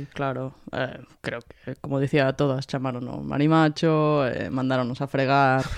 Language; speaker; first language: Galician; native; Galician